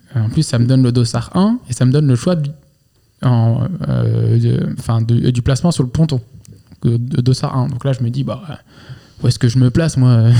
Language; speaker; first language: French; native; French